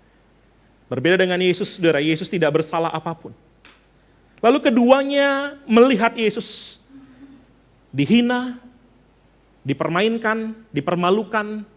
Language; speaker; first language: Indonesian; native; Indonesian